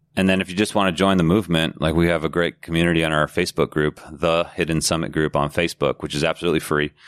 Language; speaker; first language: English; native; English